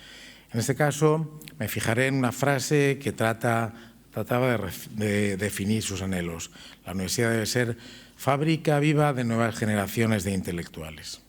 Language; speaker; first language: Spanish; native; Spanish